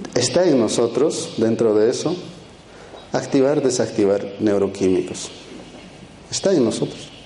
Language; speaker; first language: Spanish; early bilingual, other home language; Quechua